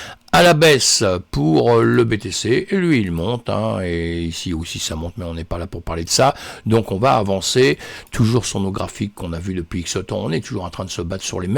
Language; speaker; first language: French; native; French